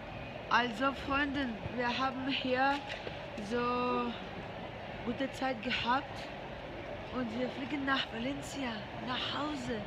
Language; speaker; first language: German; non-native, learner; Russian